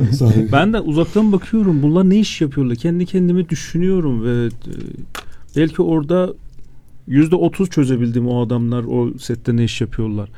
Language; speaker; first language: Turkish; non-native, fluent; Azerbaijani